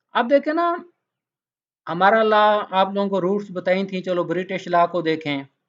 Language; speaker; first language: Urdu; native; Urdu